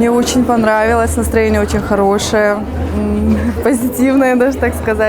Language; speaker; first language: Russian; non-native, learner; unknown